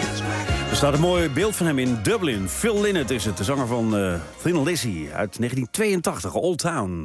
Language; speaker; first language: Dutch; native; Dutch